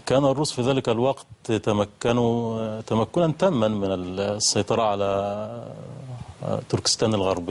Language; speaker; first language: Arabic; native; Arabic